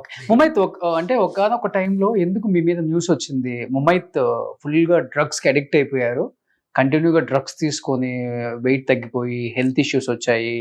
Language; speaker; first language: Telugu; native; Telugu